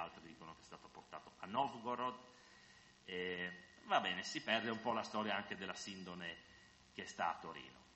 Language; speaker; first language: Italian; non-native, fluent; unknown